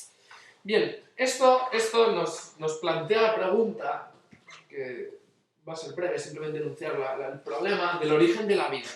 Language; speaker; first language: Spanish; native; Spanish